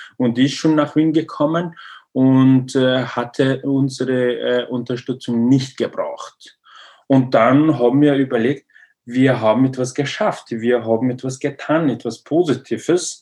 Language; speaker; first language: German; non-native, learner; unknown